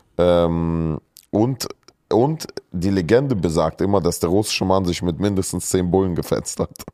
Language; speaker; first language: German; early bilingual, other home language; Russian